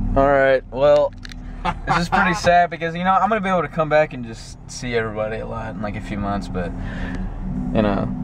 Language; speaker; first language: English; native; English